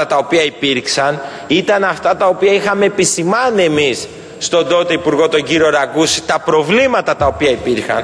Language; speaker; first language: Greek; native; Greek